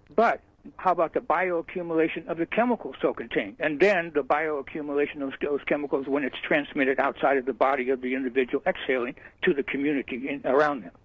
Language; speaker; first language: English; early bilingual, other home language; Norwegian